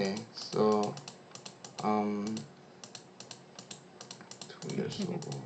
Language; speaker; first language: English; non-native, learner; Korean